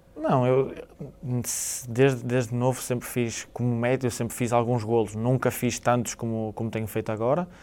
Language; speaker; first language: Portuguese; native; Portuguese